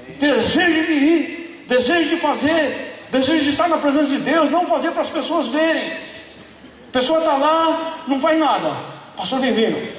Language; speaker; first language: Portuguese; native; Portuguese